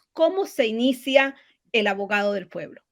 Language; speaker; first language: Spanish; native; Spanish